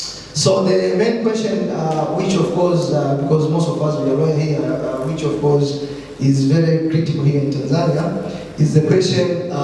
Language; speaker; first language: English; non-native, local second language; Swahili